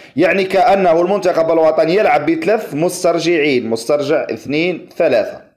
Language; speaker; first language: Arabic; native; Arabic